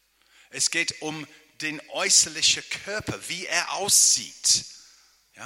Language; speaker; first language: German; non-native, fluent; English